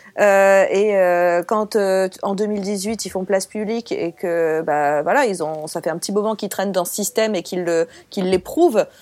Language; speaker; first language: French; native; French